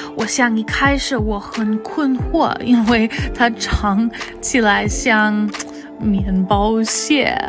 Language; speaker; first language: Chinese; non-native, fluent; English